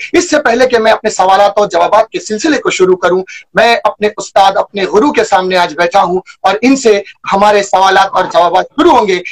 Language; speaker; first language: Hindi; native; Hindi